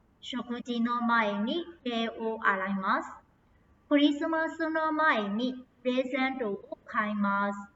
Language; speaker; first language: Japanese; non-native, fluent; Burmese